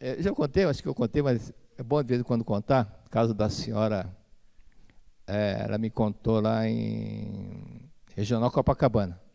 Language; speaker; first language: Portuguese; native; Portuguese